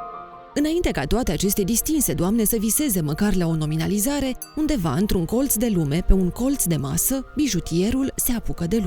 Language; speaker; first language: Romanian; native; Romanian